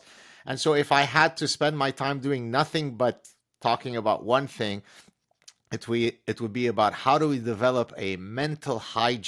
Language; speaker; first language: English; non-native, fluent; Arabic